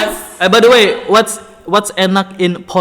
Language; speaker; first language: English; non-native, learner; Indonesian